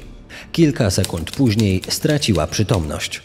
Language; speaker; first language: Polish; native; Polish